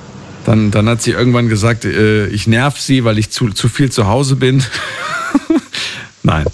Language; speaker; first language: German; native; German